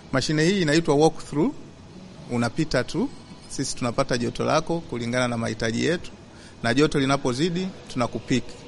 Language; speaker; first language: Swahili; non-native, local second language; Rundi